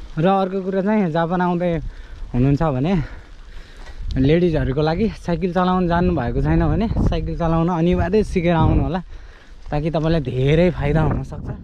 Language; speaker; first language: Nepali; native; Nepali